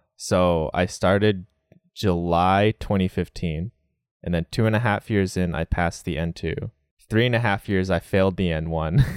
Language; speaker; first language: English; native; English